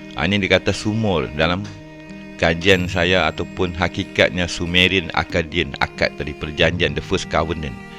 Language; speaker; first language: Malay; native; Malay